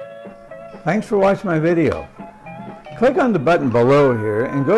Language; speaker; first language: English; native; English